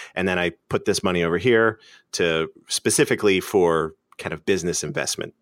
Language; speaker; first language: English; native; English